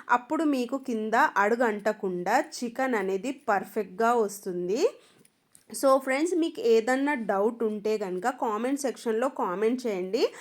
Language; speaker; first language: Telugu; native; Telugu